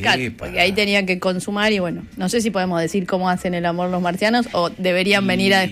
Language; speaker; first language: Spanish; native; Spanish